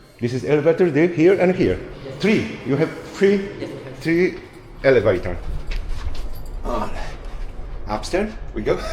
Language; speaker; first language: English; non-native, learner; Polish